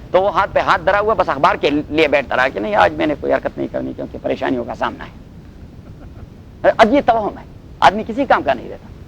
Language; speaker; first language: Urdu; non-native, local second language; Pashto